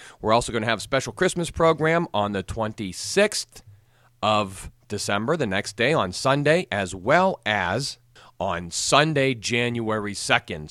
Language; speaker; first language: English; native; English